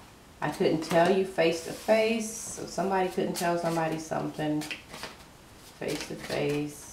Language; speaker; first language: English; native; English